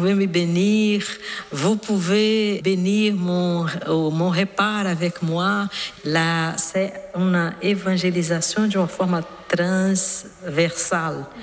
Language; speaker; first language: French; non-native, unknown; Portuguese